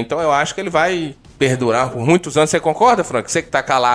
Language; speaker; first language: Portuguese; native; Portuguese